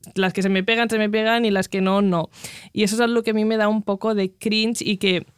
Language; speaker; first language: Spanish; non-native, local second language; Catalan